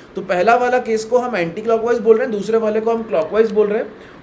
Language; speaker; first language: Hindi; native; Hindi